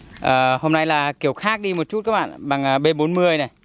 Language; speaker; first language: Vietnamese; native; Vietnamese